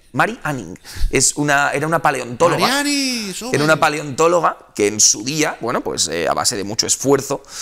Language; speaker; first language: Spanish; native; Spanish